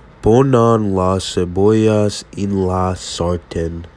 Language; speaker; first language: Spanish; non-native, learner; English